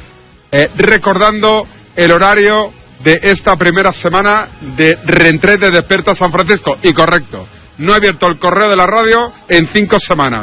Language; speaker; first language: Spanish; native; Spanish